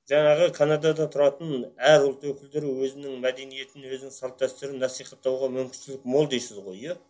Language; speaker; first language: Kazakh; native; Kazakh